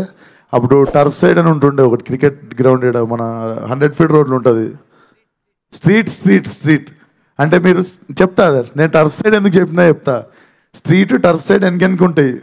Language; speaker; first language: Telugu; native; Telugu